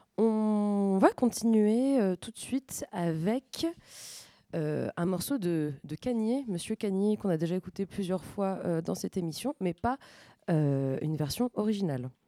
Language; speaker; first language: French; native; French